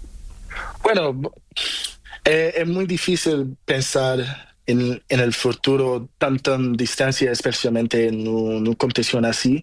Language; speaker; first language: Spanish; non-native, learner; Portuguese